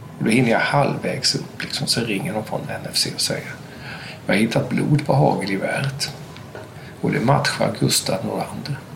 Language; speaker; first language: Swedish; native; Swedish